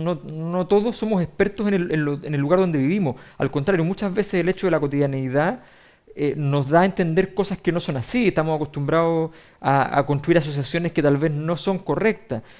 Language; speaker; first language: Spanish; native; Spanish